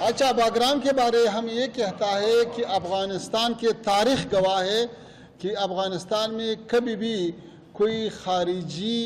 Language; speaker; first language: Hindi; non-native, fluent; Pashto